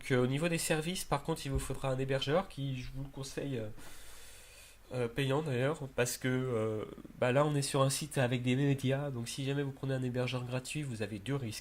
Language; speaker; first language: French; native; French